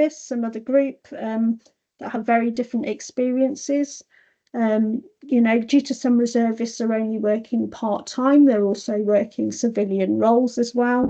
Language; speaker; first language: English; native; English